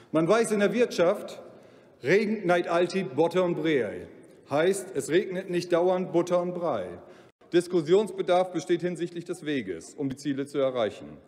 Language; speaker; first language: German; non-native, local second language; Low German